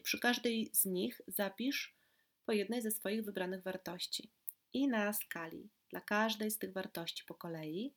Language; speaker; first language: Polish; native; Polish